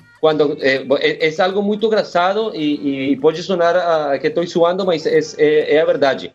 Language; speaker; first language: Portuguese; non-native, learner; Spanish